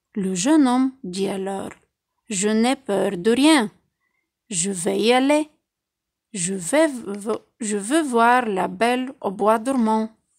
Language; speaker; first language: French; non-native, fluent; Bulgarian